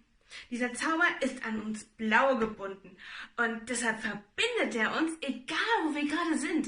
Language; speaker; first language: German; native; German